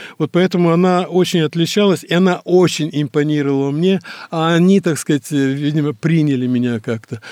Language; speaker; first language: Russian; native; Russian